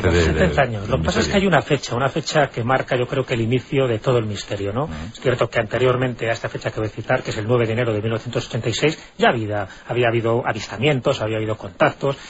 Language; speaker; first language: Spanish; native; Spanish